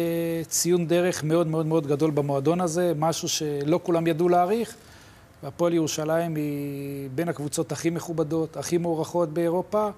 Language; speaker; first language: Hebrew; native; Hebrew